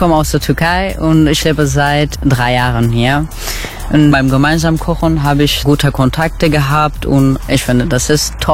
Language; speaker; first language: German; non-native, learner; Turkish